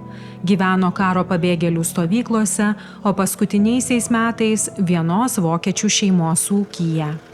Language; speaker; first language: Lithuanian; native; Lithuanian